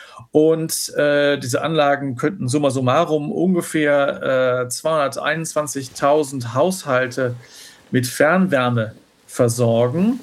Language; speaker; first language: German; native; German